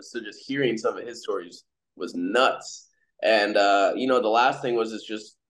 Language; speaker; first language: English; native; English